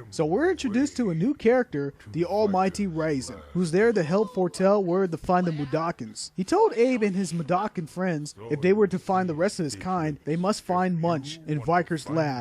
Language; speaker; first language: English; non-native, fluent; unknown